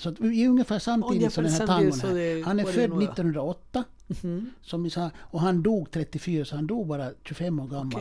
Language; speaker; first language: Swedish; native; Swedish